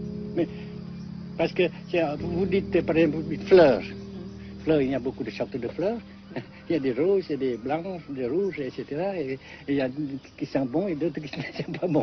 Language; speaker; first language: French; non-native, local second language; Vietnamese